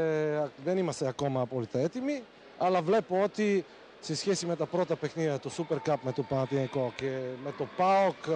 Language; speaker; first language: Greek; non-native, fluent; Bulgarian